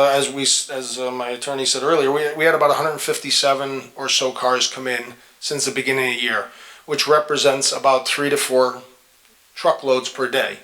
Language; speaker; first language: English; native; English